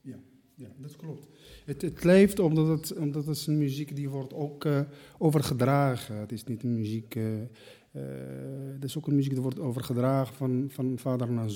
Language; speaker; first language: Dutch; non-native, fluent; Arabic